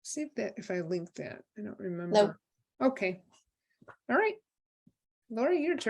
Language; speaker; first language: English; native; English